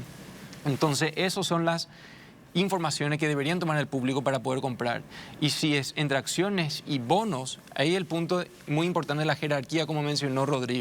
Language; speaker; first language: Spanish; native; Spanish